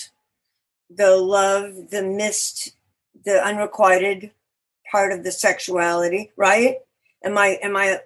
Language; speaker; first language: English; native; English